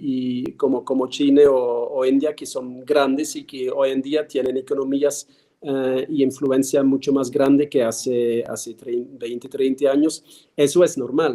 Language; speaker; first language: Spanish; non-native, fluent; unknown